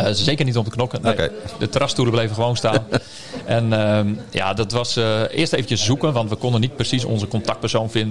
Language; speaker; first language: Dutch; native; Dutch